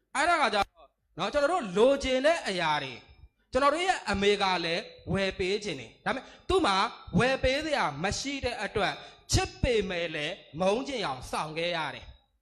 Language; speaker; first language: Burmese; native; Burmese